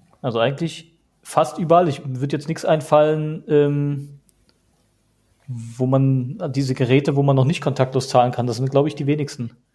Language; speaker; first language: German; native; German